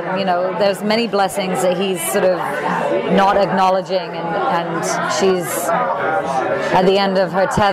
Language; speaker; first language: English; native; English